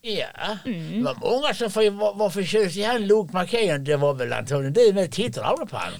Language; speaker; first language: Swedish; native; Swedish